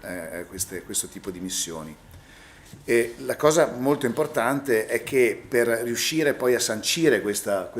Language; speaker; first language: Italian; native; Italian